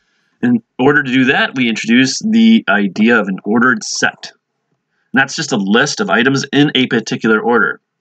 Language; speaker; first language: English; native; English